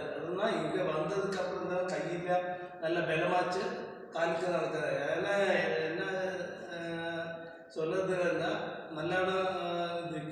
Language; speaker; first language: Tamil; non-native, local second language; Malayalam